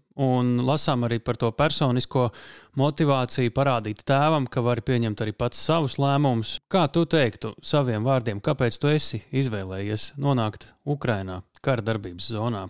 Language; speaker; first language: Latvian; native; Latvian